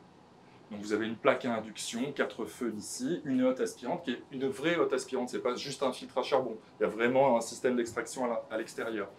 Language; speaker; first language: French; native; French